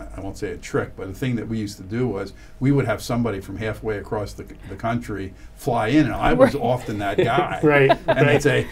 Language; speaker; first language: English; native; English